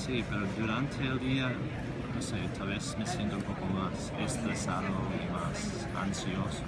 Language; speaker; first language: Spanish; non-native, fluent; English